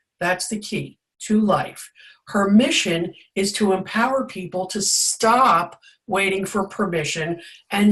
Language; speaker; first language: English; native; English